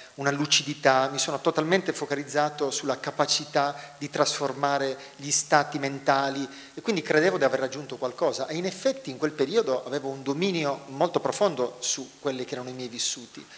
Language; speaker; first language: Italian; native; Italian